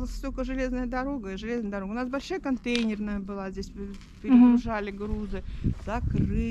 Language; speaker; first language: Russian; native; Russian